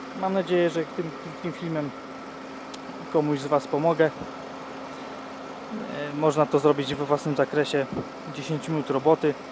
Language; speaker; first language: Polish; native; Polish